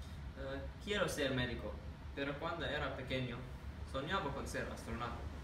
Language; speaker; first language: Spanish; non-native, learner; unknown